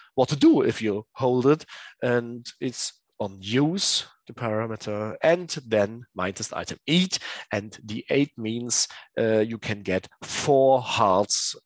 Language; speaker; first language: English; non-native, learner; German